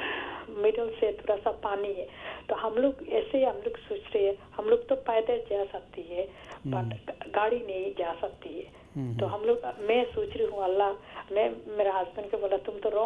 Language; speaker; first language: Hindi; non-native, local second language; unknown